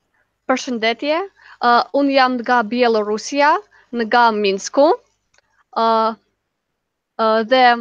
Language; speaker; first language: Albanian; non-native, learner; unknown